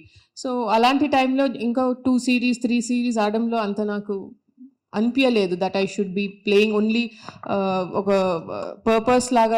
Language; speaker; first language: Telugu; non-native, local second language; Tamil